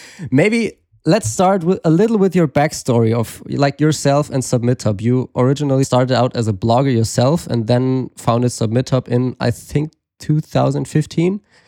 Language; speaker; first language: English; non-native, fluent; German